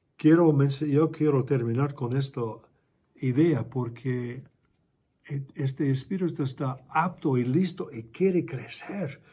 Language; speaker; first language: Spanish; non-native, fluent; English